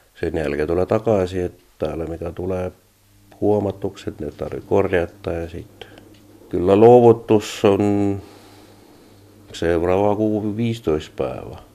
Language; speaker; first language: Finnish; non-native, learner; Estonian